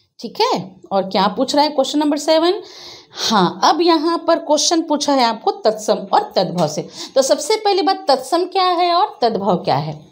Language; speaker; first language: Hindi; native; Hindi